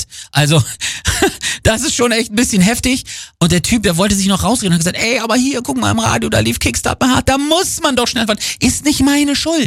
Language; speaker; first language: German; native; German